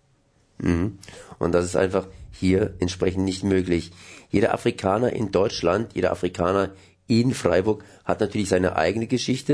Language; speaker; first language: German; native; German